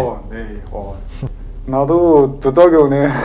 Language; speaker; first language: Korean; non-native, learner; Chinese